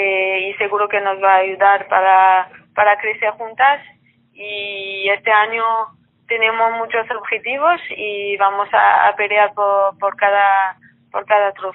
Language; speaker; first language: Spanish; non-native, fluent; French